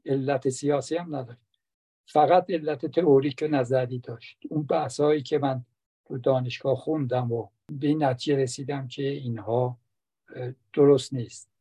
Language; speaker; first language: Persian; non-native, local second language; Azerbaijani